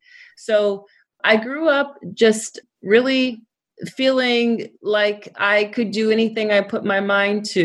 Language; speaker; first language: English; native; English